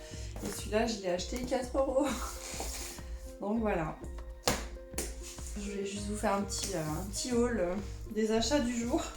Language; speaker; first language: French; native; French